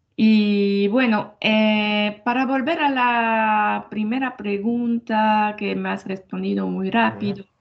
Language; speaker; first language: Spanish; non-native, fluent; French